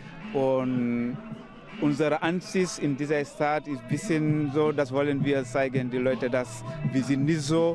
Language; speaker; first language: German; non-native, learner; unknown